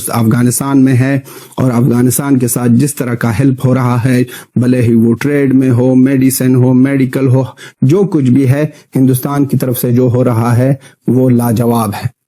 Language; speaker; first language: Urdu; non-native, fluent; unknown